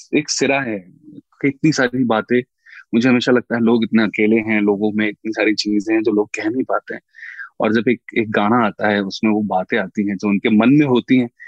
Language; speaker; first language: Hindi; native; Hindi